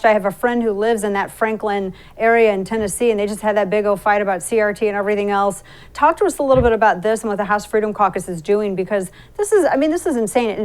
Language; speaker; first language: English; native; English